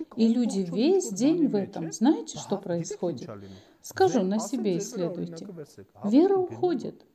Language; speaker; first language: Russian; non-native, local second language; Armenian